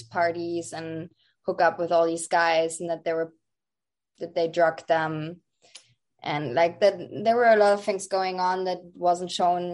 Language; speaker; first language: English; non-native, fluent; Dutch